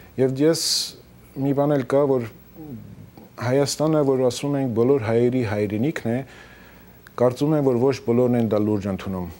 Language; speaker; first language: Armenian; early bilingual, heritage; Armenian